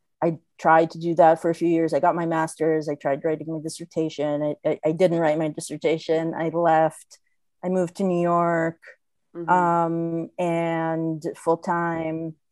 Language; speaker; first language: English; non-native, fluent; Hebrew